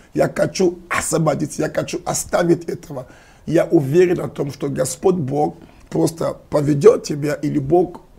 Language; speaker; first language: Russian; non-native, fluent; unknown